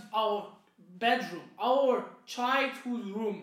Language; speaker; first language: English; non-native, fluent; Hungarian